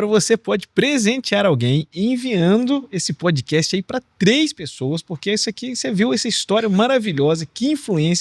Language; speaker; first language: Portuguese; native; Portuguese